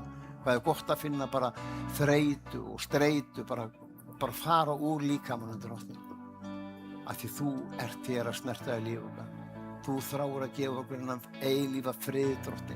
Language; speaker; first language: Icelandic; native; Icelandic